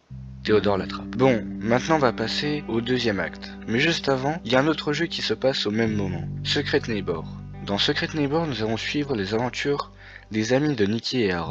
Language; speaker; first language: French; native; French